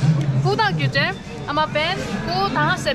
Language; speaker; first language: Turkish; non-native, learner; Korean